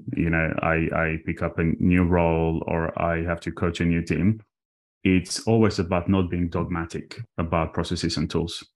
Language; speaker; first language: English; non-native, fluent; Armenian